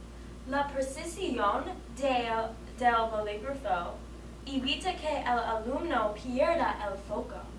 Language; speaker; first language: Spanish; non-native, learner; English